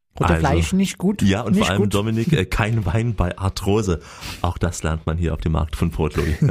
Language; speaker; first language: German; native; German